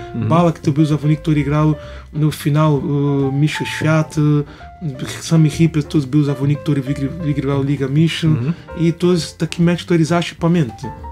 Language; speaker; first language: Polish; non-native, learner; Portuguese